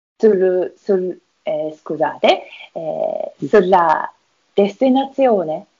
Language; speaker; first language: Italian; non-native, learner; Japanese